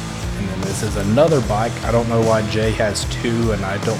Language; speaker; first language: English; native; English